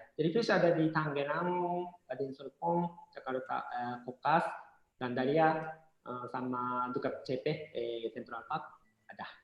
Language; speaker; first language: Indonesian; non-native, fluent; Japanese